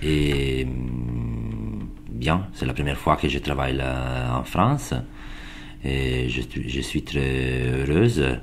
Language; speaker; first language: French; non-native, learner; Italian